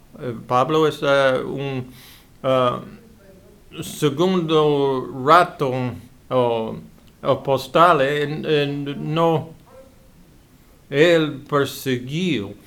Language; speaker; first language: Spanish; non-native, learner; English